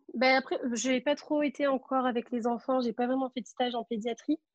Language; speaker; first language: French; native; French